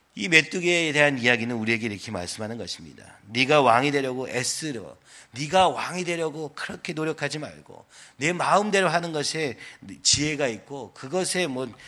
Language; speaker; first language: Korean; native; Korean